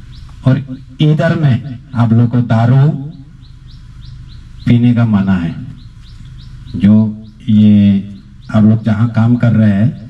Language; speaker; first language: Hindi; non-native, local second language; Chakma